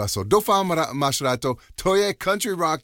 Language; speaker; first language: Czech; non-native, learner; English